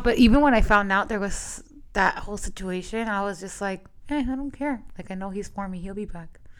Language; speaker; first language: English; early bilingual, other home language; Spanish